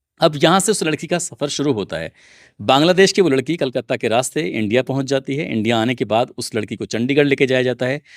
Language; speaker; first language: Hindi; native; Hindi